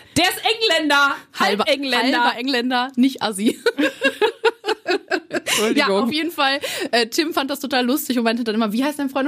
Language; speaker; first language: German; native; German